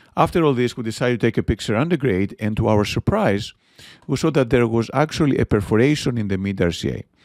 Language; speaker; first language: English; non-native, fluent; Greek